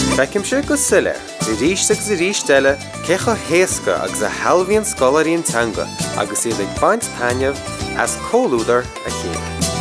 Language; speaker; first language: Irish; native; Irish